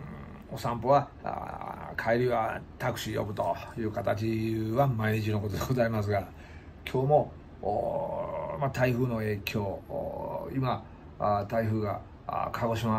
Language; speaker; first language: Japanese; native; Japanese